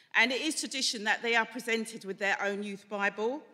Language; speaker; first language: English; native; English